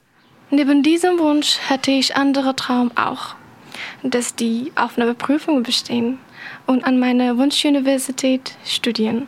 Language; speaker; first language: German; non-native, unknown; Persian